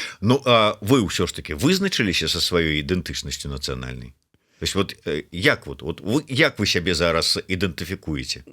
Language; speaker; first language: Belarusian; non-native, local second language; Russian